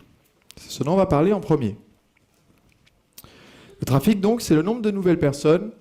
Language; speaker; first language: French; native; French